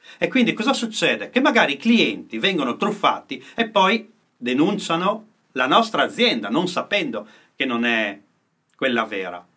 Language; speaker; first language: Italian; native; Italian